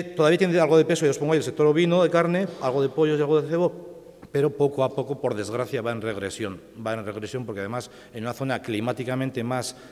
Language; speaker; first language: Spanish; native; Spanish